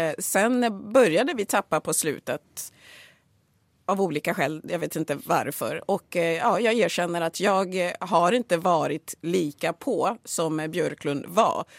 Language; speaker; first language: Swedish; early bilingual, other home language; Swahili